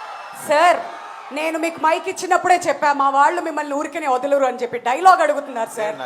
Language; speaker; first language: Telugu; native; Telugu